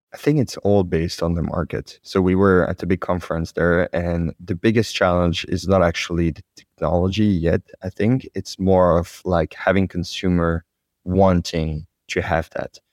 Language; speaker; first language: English; non-native, fluent; French